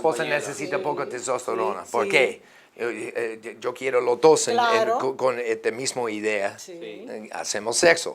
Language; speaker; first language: Spanish; non-native, learner; English